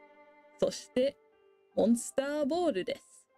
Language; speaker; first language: Japanese; non-native, learner; English